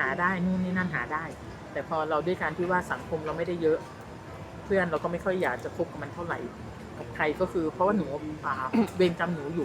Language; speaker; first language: Thai; native; Thai